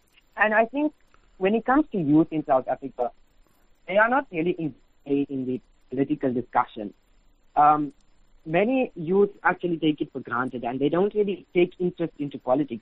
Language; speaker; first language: English; native; English